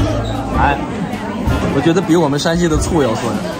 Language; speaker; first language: Russian; non-native, learner; Chinese